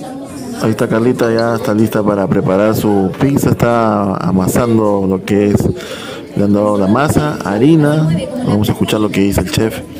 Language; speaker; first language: Spanish; native; Spanish